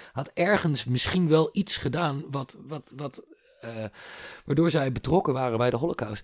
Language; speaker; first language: Dutch; native; Dutch